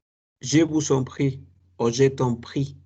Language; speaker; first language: French; non-native, fluent; Spanish